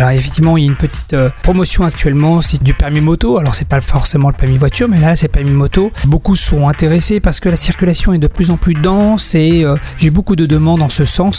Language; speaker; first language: French; native; French